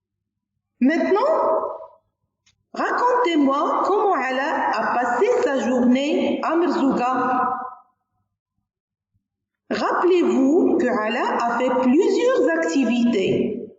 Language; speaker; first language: French; non-native, local second language; Arabic